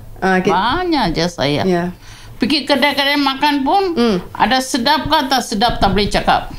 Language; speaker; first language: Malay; non-native, local second language; Tamil